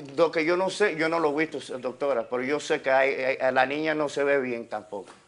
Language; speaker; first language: Spanish; early bilingual, heritage; Spanish